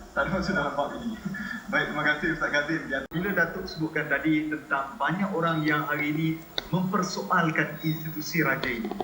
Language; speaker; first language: Malay; native; Malay